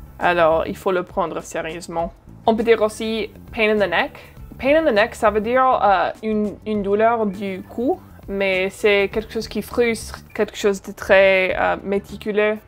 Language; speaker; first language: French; non-native, fluent; English